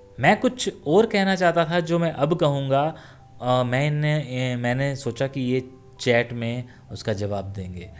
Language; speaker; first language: Hindi; native; Hindi